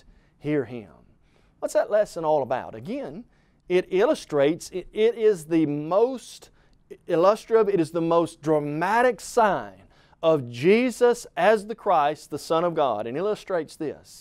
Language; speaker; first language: English; native; English